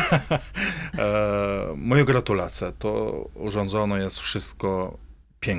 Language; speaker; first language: Polish; non-native, fluent; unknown